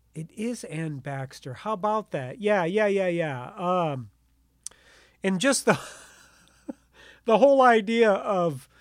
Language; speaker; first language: English; native; English